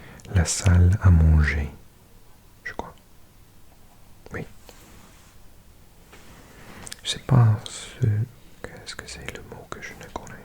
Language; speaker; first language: French; non-native, learner; English